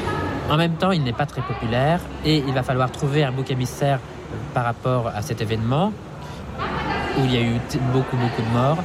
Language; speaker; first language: French; native; French